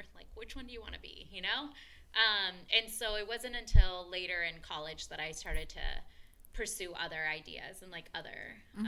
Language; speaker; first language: English; early bilingual, other home language; Spanish